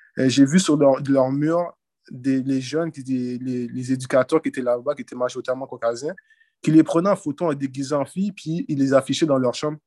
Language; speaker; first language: French; early bilingual, other home language; Haitian Creole